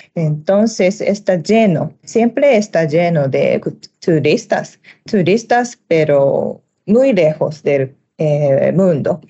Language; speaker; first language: Spanish; non-native, learner; Japanese